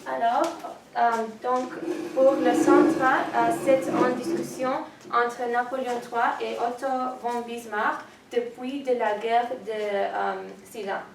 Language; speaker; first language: French; non-native, learner; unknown